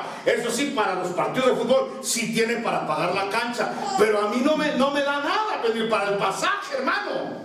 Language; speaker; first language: Spanish; native; Spanish